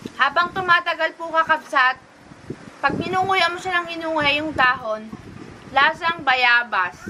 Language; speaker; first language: Filipino; non-native, local second language; Iloko